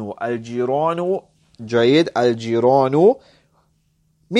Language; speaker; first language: Arabic; non-native, fluent; English